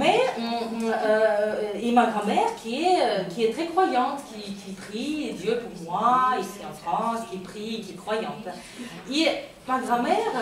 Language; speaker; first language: French; non-native, fluent; Russian